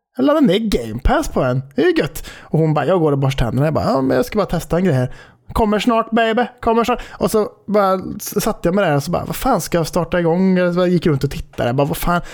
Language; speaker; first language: Swedish; native; Swedish